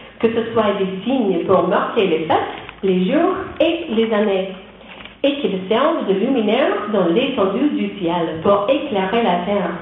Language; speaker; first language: French; non-native, learner; English